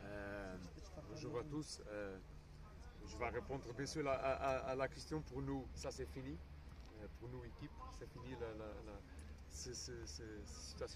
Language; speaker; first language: French; non-native, fluent; Portuguese